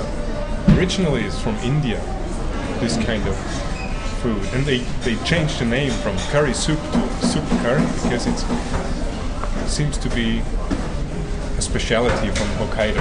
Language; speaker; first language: English; non-native, fluent; German